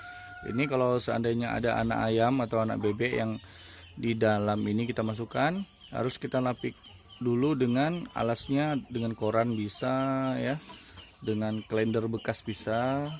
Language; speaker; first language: Indonesian; native; Indonesian